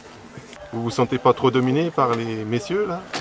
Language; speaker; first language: French; native; French